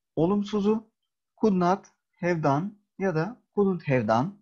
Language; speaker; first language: English; non-native, fluent; Turkish